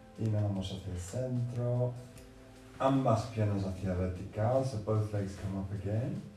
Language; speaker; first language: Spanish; non-native, fluent; English